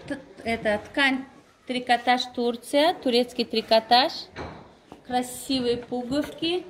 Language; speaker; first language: Russian; non-native, local second language; Tajik